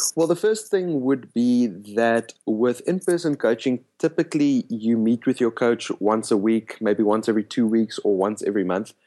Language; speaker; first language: English; non-native, local second language; Afrikaans